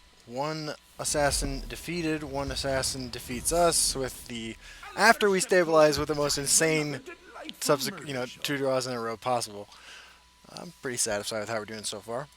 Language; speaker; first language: English; native; English